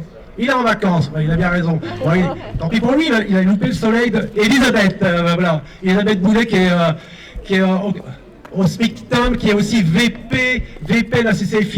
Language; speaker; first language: French; native; French